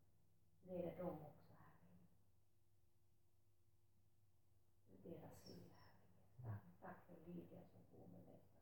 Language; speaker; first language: Swedish; non-native, local second language; Finnish